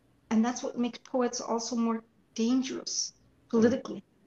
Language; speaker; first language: English; early bilingual, other home language; Spanish